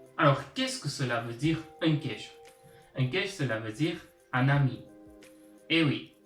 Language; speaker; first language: French; early bilingual, other home language; Armenian